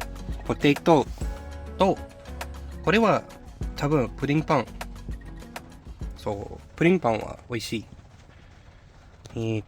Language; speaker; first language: Japanese; non-native, learner; English